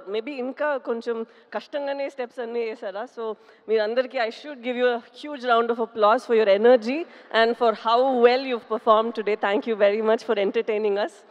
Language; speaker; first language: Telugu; non-native, local second language; Tamil